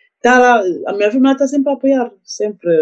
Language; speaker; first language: Portuguese; non-native, learner; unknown